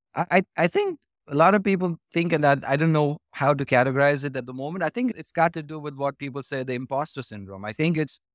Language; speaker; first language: English; non-native, local second language; Hindi